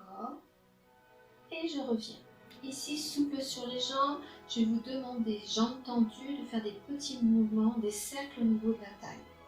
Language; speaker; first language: French; native; French